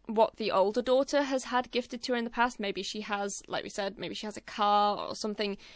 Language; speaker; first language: English; native; English